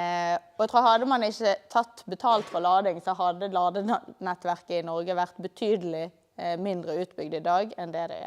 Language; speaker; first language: Norwegian; native; Norwegian